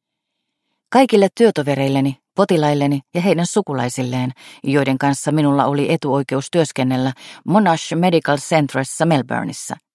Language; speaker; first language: Finnish; native; Finnish